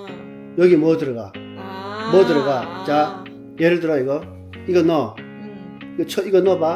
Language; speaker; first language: Korean; native; Korean